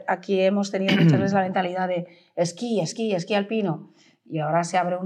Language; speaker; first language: Spanish; native; Spanish